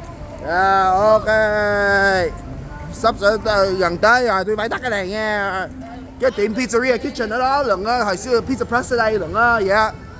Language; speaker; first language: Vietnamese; early bilingual, heritage; Vietnamese